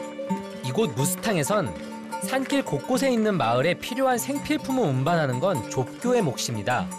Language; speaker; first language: Korean; native; Korean